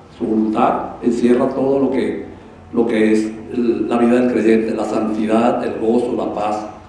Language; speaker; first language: Spanish; native; Spanish